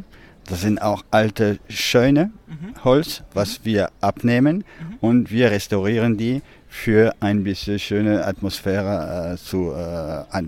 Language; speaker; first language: German; non-native, fluent; French